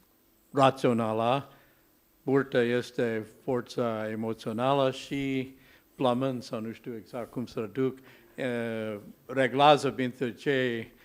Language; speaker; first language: Romanian; non-native, learner; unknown